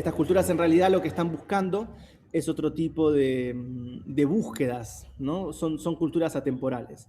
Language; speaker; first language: Spanish; native; Spanish